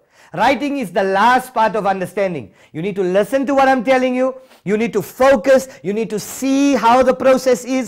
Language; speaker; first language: English; native; English